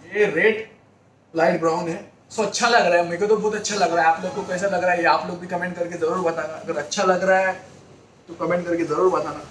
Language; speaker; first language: Hindi; non-native, local second language; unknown